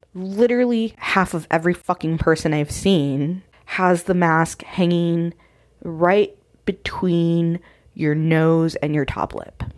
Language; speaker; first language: English; early bilingual, other home language; Spanish